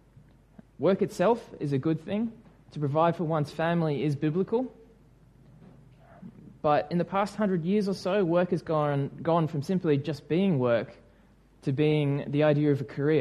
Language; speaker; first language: English; native; English